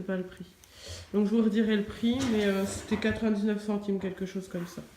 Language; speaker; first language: French; native; French